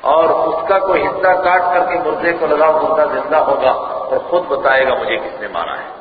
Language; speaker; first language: Urdu; non-native, local second language; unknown